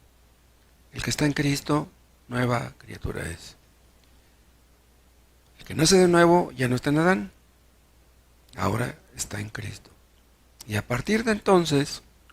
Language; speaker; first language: Spanish; native; Spanish